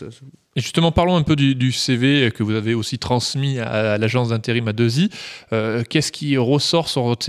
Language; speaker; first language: French; native; French